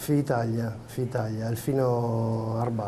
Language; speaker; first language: Arabic; non-native, learner; Italian